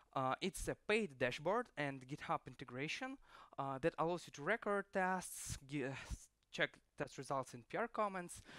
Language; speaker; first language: English; non-native, fluent; Ukrainian